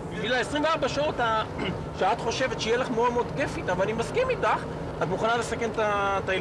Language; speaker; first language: Hebrew; native; Hebrew